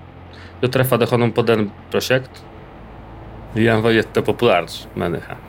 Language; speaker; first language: Swedish; non-native, learner; Polish